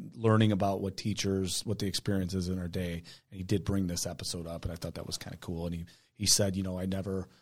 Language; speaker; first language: English; native; English